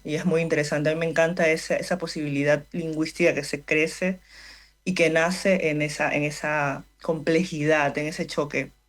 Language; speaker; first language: Spanish; native; Spanish